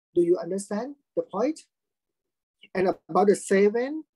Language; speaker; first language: English; non-native, fluent; Thai